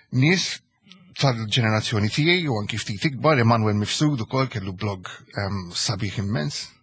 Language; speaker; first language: Maltese; early bilingual, heritage; Maltese